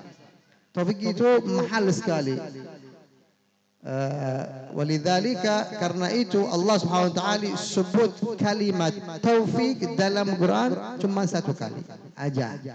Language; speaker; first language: Indonesian; non-native, fluent; Arabic